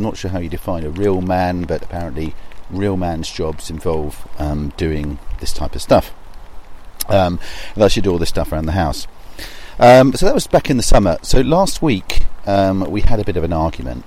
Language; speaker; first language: English; native; English